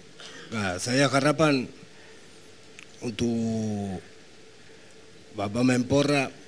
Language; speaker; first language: Indonesian; non-native, learner; Spanish